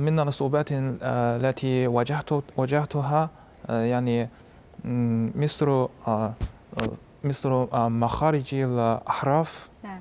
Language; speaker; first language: Arabic; non-native, learner; Chinese